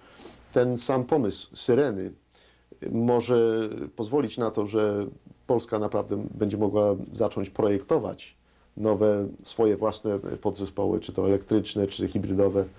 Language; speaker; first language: Polish; early bilingual, heritage; Polish